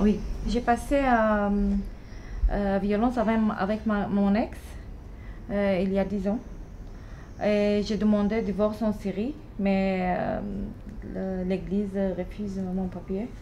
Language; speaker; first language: French; non-native, learner; Arabic